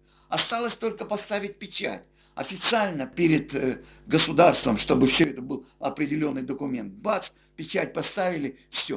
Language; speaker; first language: Russian; native; Russian